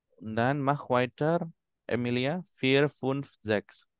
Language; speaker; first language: German; non-native, fluent; Indonesian